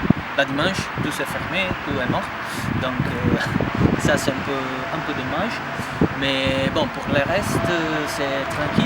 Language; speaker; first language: French; non-native, fluent; Italian